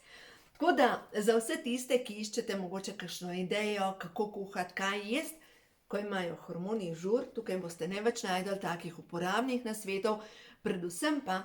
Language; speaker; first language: Slovenian; native; Slovenian